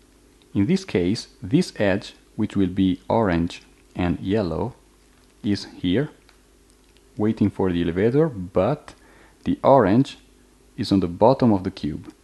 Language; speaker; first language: English; non-native, fluent; Italian